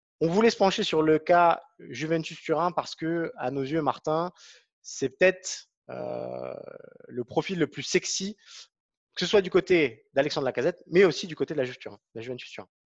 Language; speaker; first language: French; native; French